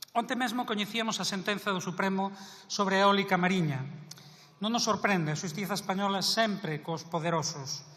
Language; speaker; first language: Galician; native; Galician